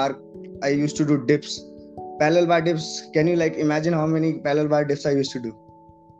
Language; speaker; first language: English; non-native, local second language; Hindi